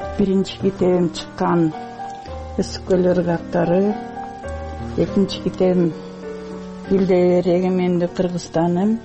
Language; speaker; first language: Kyrgyz; non-native, local second language; Russian